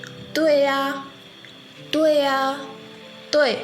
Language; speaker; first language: Chinese; non-native, fluent; French